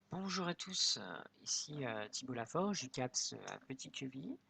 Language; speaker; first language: French; native; French